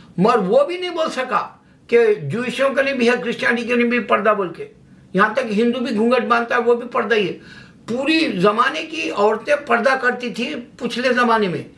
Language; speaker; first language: Urdu; native; Urdu